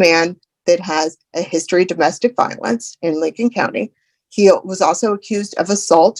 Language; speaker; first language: English; native; English